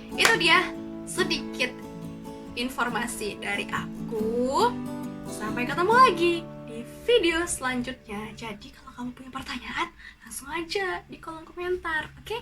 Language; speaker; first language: Indonesian; native; Indonesian